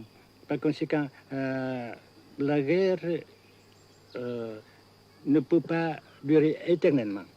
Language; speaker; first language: French; non-native, fluent; Vietnamese